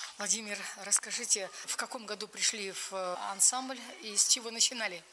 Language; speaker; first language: Russian; native; Russian